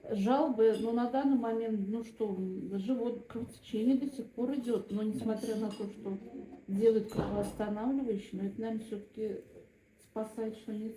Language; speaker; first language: Russian; native; Russian